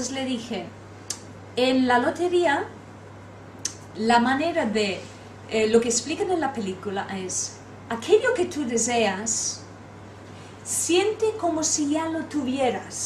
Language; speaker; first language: Spanish; non-native, fluent; English